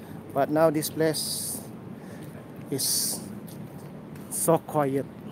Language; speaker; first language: English; non-native, local second language; Malay